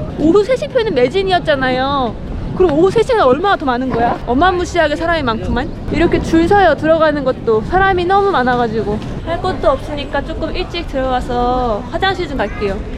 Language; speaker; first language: Korean; native; Korean